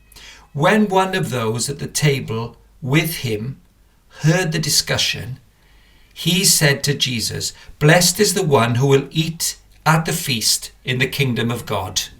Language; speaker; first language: English; native; English